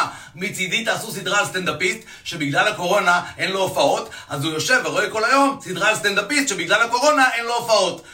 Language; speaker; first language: Hebrew; native; Hebrew